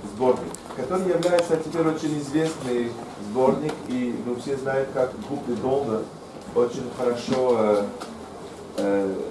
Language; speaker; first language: Russian; non-native, fluent; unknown